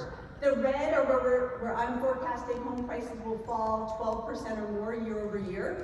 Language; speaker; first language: English; native; English